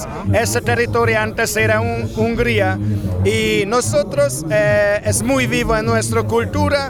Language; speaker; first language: Spanish; non-native, fluent; Hungarian